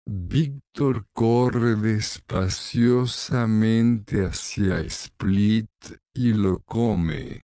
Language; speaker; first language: Spanish; non-native, learner; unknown